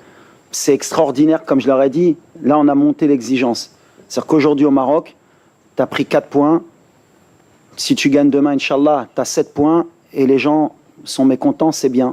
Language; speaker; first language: French; native; French